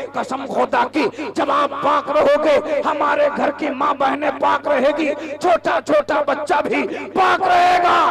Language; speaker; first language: Hindi; native; Hindi